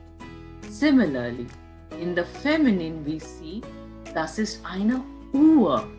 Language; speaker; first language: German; non-native, fluent; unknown